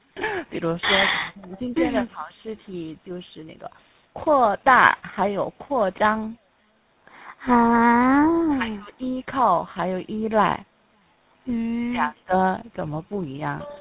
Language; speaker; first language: Chinese; non-native, fluent; Korean